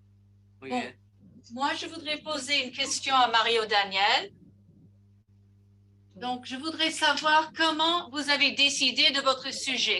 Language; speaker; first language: French; non-native, fluent; English